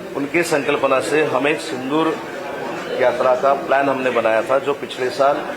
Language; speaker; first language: Hindi; non-native, local second language; Marathi